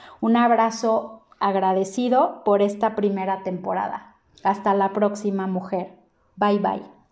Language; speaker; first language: Spanish; native; Spanish